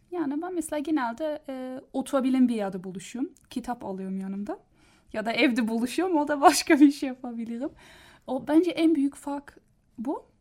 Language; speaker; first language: Turkish; non-native, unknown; German